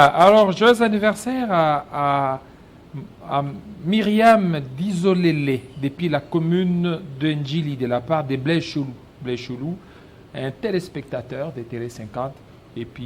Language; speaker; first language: French; non-native, local second language; Lingala